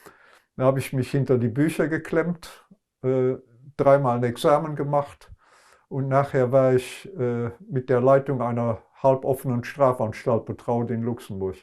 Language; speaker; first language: German; non-native, local second language; Luxembourgish